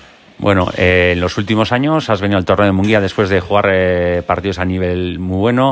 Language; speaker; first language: Spanish; native; Spanish